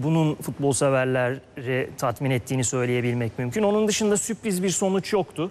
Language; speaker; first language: Turkish; native; Turkish